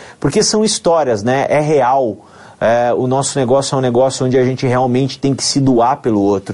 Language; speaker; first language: Portuguese; native; Portuguese